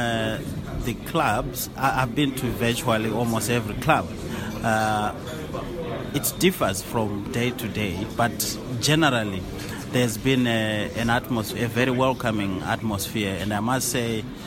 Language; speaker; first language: English; non-native, local second language; Shona